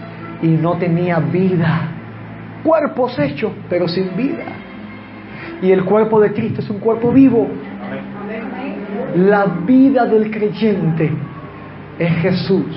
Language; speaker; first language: Spanish; native; Spanish